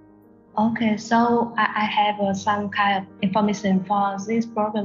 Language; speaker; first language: English; non-native, learner; Vietnamese